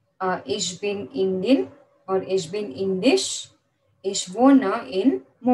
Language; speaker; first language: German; non-native, fluent; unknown